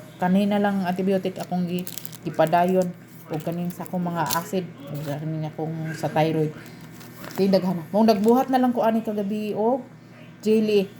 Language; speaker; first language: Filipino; non-native, local second language; Cebuano